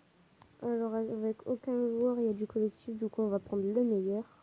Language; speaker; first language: French; native; French